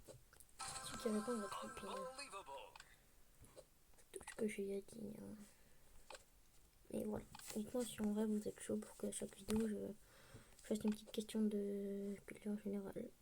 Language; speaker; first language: French; native; French